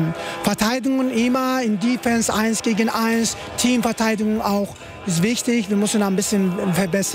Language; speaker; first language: German; non-native, learner; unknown